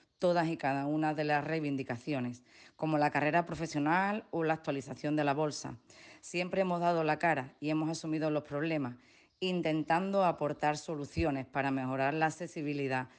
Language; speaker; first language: Spanish; native; Spanish